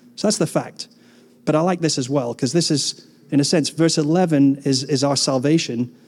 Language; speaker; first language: English; native; English